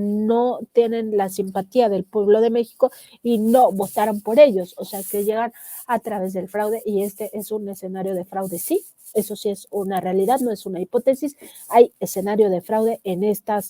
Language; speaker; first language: Spanish; native; Spanish